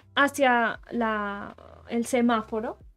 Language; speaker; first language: Spanish; early bilingual, heritage; Spanish